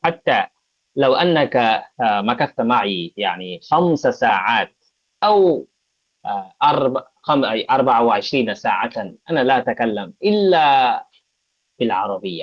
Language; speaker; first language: Arabic; non-native, fluent; Bangla